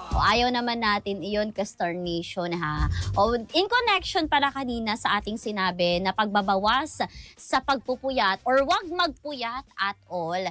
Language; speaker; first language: Filipino; native; Filipino